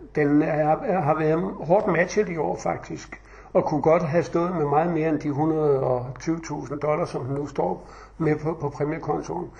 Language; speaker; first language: Danish; native; Danish